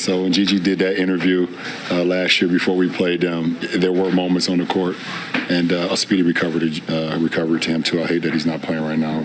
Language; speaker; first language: English; native; English